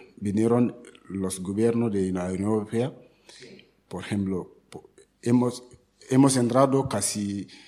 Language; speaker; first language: Spanish; non-native, learner; Bambara